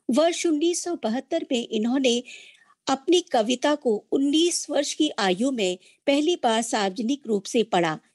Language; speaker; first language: Hindi; native; Hindi